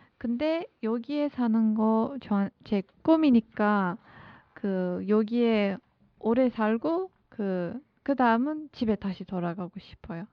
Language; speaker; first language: Korean; non-native, learner; Turkish